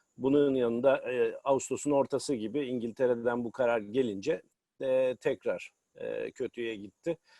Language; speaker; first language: Turkish; native; Turkish